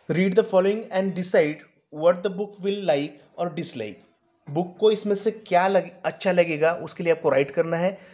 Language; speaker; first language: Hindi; non-native, local second language; Marathi